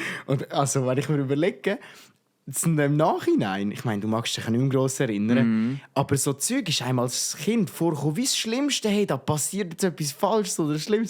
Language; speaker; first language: German; native; German